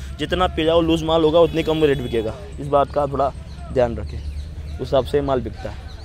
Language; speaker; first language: Hindi; native; Hindi